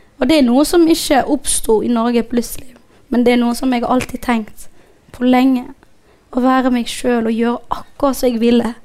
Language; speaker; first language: Norwegian; non-native, fluent; Somali